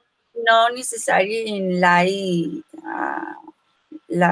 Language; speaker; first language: English; non-native, learner; Spanish